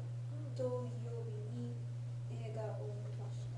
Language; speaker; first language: Japanese; non-native, learner; English